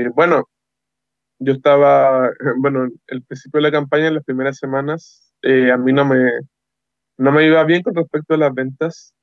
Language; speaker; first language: Spanish; native; Spanish